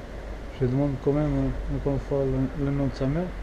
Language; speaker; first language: French; non-native, fluent; Portuguese